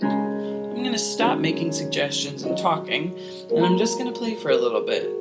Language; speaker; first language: English; native; English